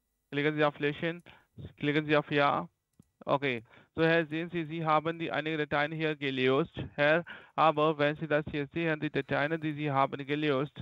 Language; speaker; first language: German; non-native, learner; Hindi